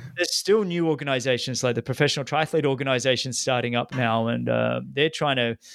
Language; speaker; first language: English; native; English